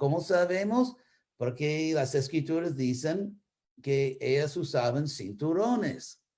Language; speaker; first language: Spanish; non-native, fluent; English